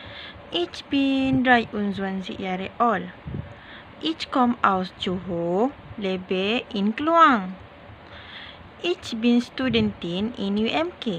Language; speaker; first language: German; non-native, learner; Malay